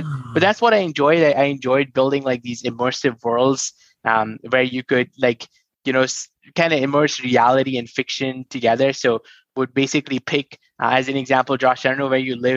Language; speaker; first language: English; non-native, local second language; Hindi